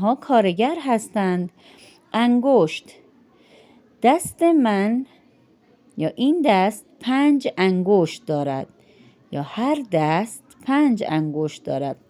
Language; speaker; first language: Persian; non-native, fluent; Urdu